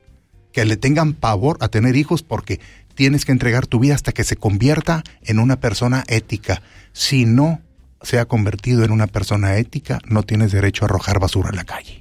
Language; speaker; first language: Spanish; native; Spanish